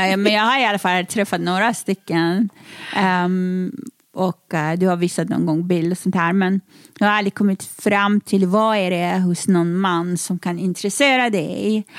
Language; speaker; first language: Swedish; non-native, fluent; Persian